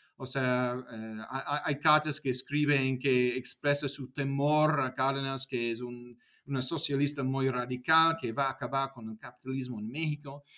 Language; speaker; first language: Spanish; non-native, fluent; English